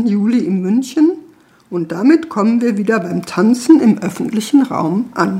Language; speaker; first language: German; native; German